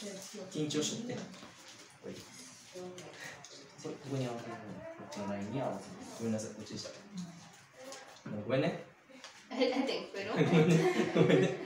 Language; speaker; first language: Japanese; native; Japanese